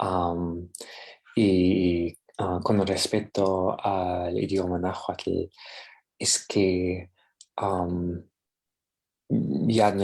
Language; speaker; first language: Spanish; non-native, fluent; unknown